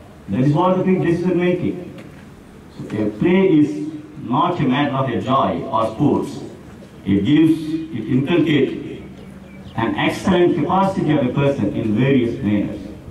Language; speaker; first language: English; non-native, local second language; Tamil